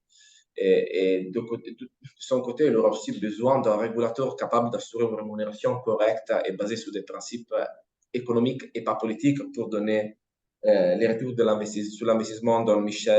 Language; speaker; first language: French; non-native, fluent; Italian